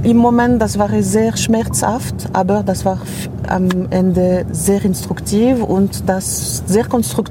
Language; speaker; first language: German; non-native, local second language; French